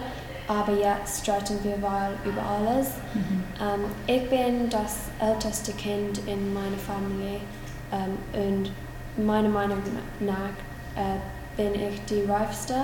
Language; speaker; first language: German; non-native, learner; English